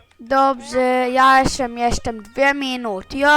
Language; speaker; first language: Polish; early bilingual, heritage; Polish